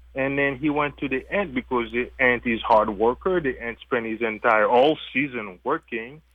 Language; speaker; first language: English; non-native, fluent; French